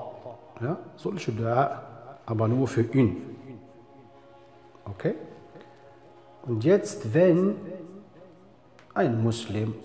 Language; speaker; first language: German; non-native, fluent; Arabic